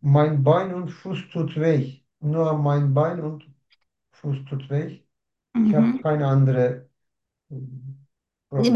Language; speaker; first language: German; non-native, learner; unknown